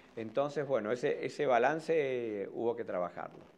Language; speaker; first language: Spanish; native; Spanish